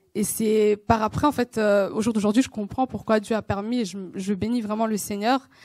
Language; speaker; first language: French; non-native, local second language; Kinyarwanda